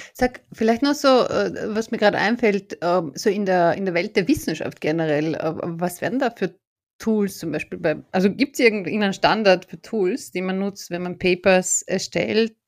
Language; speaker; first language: German; native; German